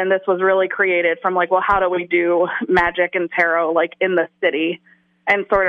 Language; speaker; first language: English; native; English